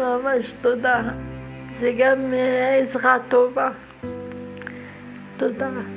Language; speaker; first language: Hebrew; non-native, learner; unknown